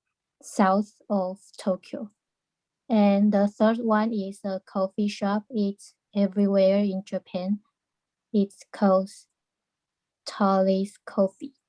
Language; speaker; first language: English; non-native, learner; Chinese